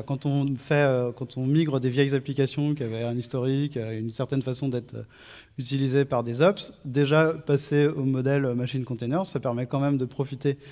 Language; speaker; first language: French; native; French